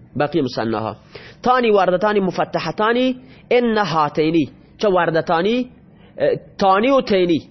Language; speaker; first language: Persian; non-native, local second language; Baluchi